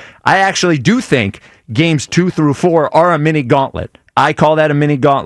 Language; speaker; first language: English; native; English